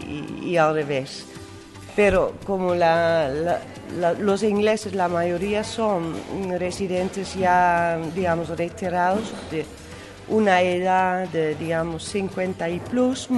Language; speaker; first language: Spanish; non-native, fluent; Dutch